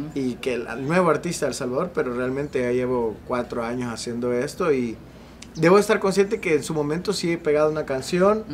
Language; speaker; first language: Spanish; native; Spanish